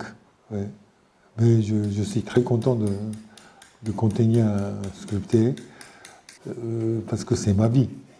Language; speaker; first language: French; non-native, fluent; Japanese